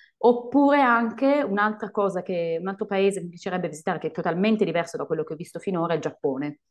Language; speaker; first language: Italian; native; Italian